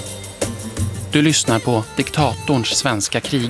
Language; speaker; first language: Swedish; native; Swedish